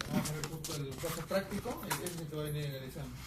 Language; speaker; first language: Spanish; native; Spanish